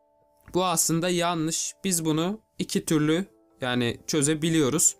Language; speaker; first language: Turkish; native; Turkish